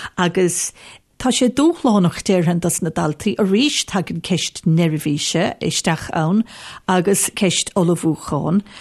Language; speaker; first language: Irish; native; Irish